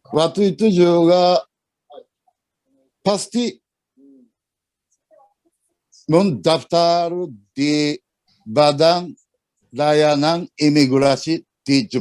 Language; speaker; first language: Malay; non-native, learner; Japanese